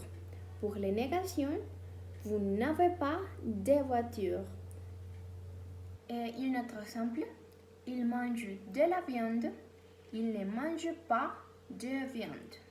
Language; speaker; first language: French; non-native, learner; Spanish